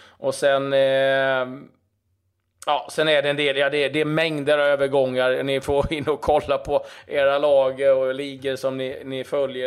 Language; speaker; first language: Swedish; native; Swedish